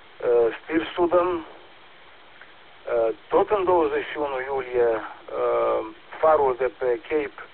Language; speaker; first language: Romanian; native; Romanian